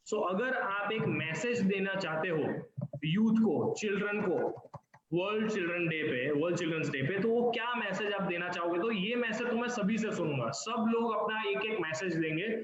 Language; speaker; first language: Hindi; non-native, local second language; Gujarati